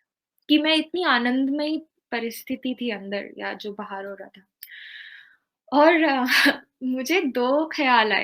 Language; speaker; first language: Hindi; native; Hindi